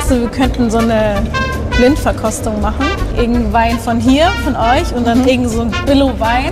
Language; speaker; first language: German; native; German